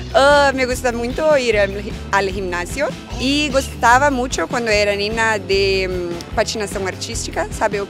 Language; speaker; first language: Spanish; non-native, fluent; Portuguese